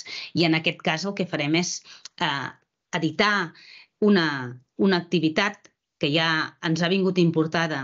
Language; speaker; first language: Catalan; native; Catalan